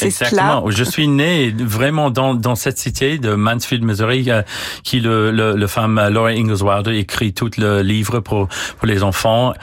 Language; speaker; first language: French; non-native, learner; English